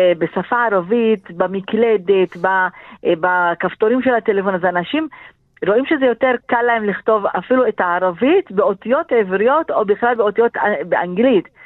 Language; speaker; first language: Hebrew; non-native, local second language; Arabic